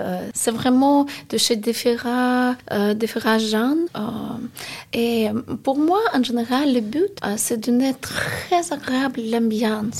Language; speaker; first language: French; non-native, learner; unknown